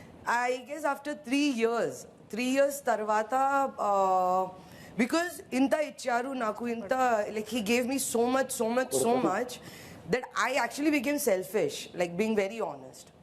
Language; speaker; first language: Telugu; non-native, fluent; Hindi